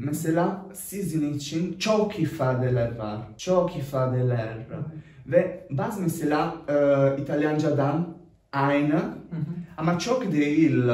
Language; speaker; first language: Turkish; non-native, learner; Italian